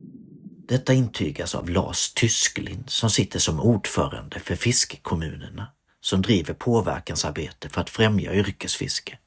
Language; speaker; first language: Swedish; native; Swedish